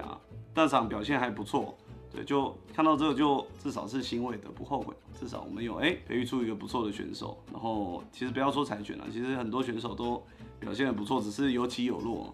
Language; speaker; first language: Chinese; native; Chinese